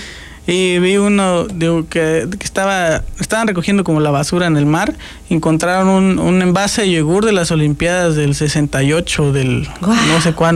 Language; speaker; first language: Spanish; native; Spanish